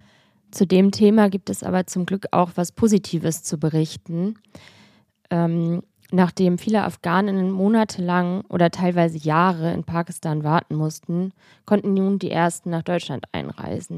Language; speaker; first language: German; native; German